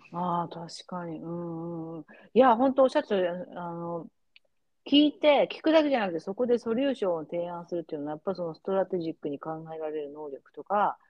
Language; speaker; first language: Japanese; native; Japanese